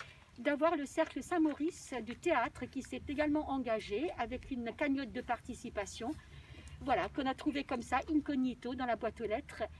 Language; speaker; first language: French; native; French